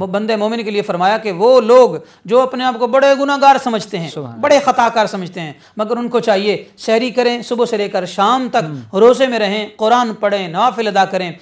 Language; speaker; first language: Urdu; non-native, local second language; Punjabi